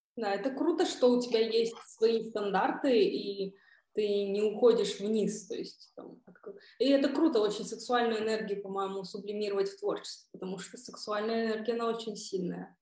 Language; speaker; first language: Russian; non-native, local second language; Kyrgyz